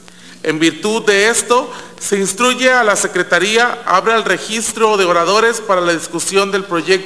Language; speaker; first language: Spanish; native; Spanish